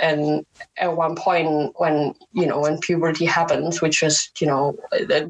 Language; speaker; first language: English; non-native, fluent; Indonesian